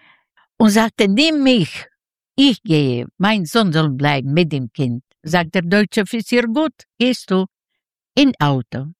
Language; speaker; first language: German; non-native, learner; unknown